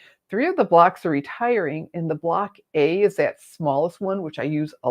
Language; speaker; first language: English; native; English